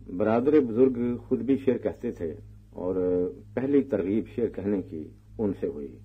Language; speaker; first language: Urdu; non-native, local second language; Punjabi